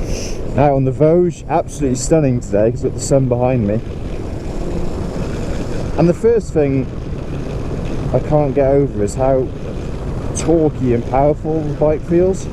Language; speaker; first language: English; native; English